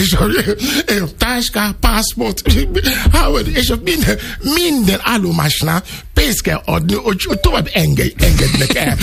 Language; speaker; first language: Hungarian; non-native, fluent; Yoruba